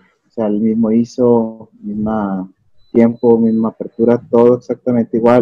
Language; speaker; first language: Spanish; native; Spanish